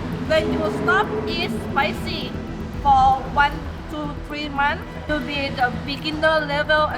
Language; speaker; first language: English; non-native, fluent; Thai